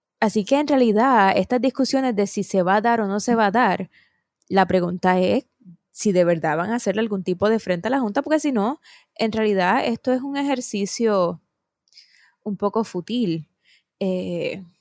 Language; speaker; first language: Spanish; native; Spanish